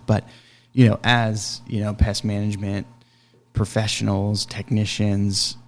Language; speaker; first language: English; native; English